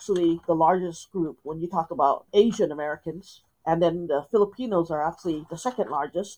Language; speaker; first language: English; native; English